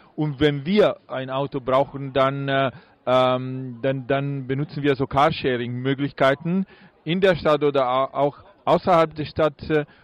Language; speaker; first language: German; non-native, fluent; Italian